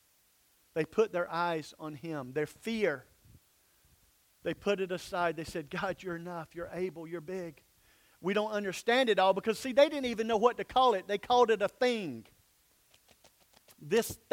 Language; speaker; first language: English; native; English